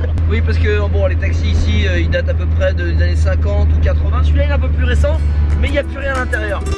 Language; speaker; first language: French; native; French